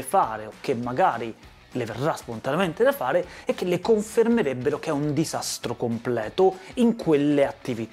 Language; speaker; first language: Italian; native; Italian